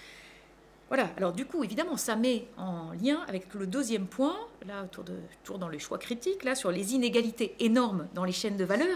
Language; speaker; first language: French; native; French